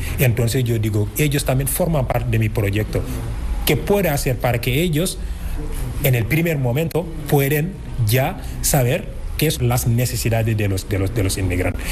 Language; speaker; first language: Spanish; non-native, fluent; Wolof